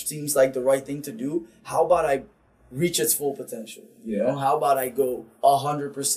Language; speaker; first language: English; non-native, fluent; Papiamento